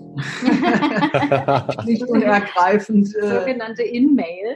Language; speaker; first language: German; early bilingual, other home language; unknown